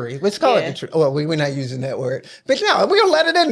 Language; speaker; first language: English; native; English